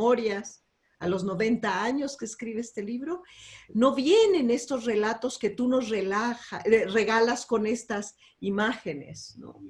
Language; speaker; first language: Spanish; native; Spanish